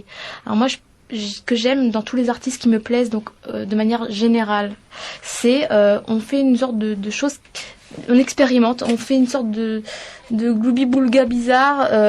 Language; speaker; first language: French; native; French